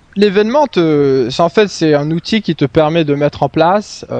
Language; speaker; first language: French; non-native, fluent; Swedish